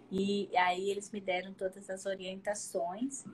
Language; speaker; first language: Portuguese; native; Portuguese